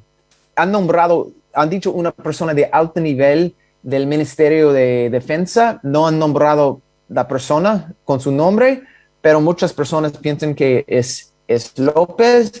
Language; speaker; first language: Spanish; non-native, fluent; English